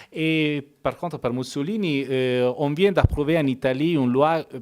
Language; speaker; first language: French; non-native, fluent; Italian